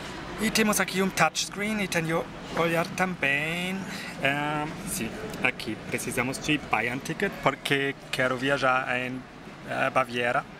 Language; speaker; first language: Portuguese; non-native, fluent; German